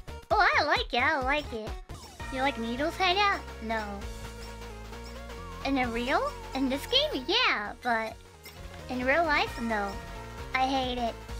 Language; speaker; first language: English; non-native, fluent; Japanese